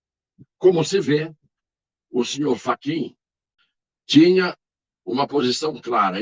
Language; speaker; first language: Portuguese; native; Portuguese